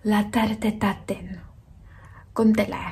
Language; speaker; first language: Finnish; non-native, learner; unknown